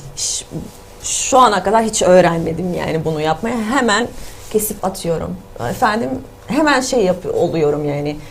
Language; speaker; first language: Turkish; non-native, fluent; Arabic